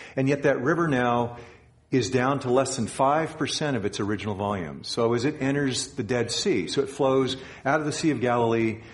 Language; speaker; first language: English; native; English